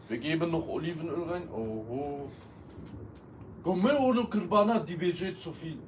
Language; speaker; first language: German; early bilingual, other home language; Kurdish